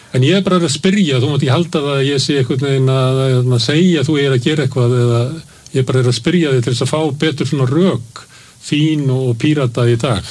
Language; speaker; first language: Icelandic; native; Icelandic